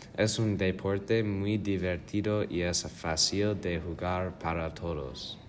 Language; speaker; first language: Spanish; non-native, learner; English